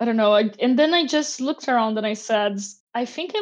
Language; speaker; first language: English; non-native, fluent; Portuguese